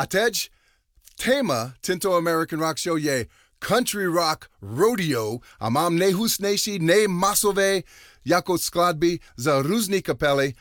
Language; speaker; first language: Czech; non-native, learner; English